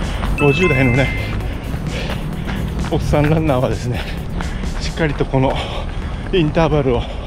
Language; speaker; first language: Japanese; native; Japanese